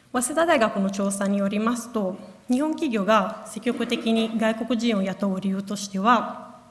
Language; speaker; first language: Japanese; non-native, fluent; Italian